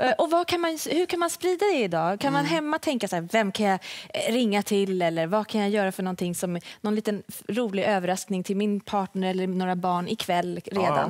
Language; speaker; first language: Swedish; native; Swedish